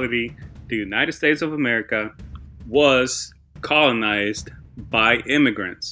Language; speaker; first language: English; early bilingual, other home language; Spanish